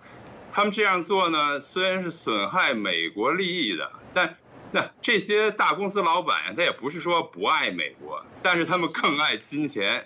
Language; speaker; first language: Chinese; native; Chinese